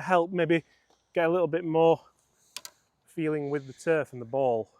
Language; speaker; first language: English; native; English